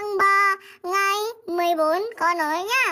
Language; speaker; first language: Vietnamese; non-native, learner; Indonesian